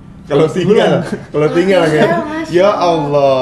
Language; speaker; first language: Indonesian; native; Indonesian